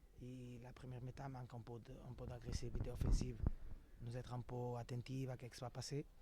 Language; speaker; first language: French; non-native, learner; Portuguese